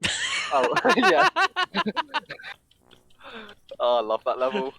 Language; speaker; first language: English; native; English